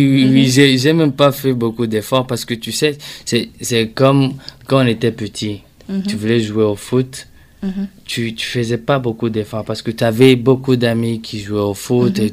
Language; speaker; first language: French; non-native, local second language; Rundi